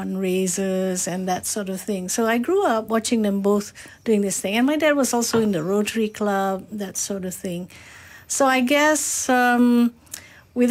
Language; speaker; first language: English; non-native, local second language; Malay